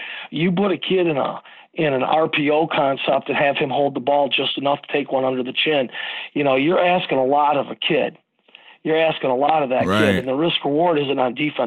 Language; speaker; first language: English; native; English